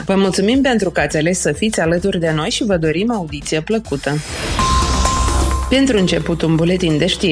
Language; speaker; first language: Romanian; native; Romanian